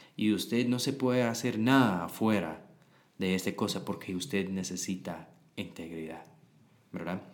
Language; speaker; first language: Spanish; non-native, learner; English